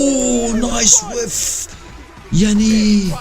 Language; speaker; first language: English; non-native, local second language; Arabic